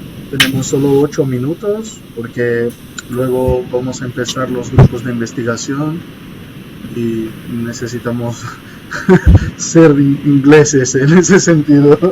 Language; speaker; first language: Spanish; non-native, fluent; Portuguese